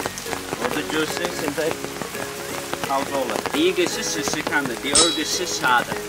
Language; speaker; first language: Chinese; non-native, fluent; Turkish